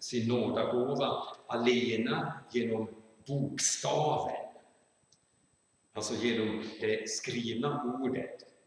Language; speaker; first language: Swedish; non-native, fluent; German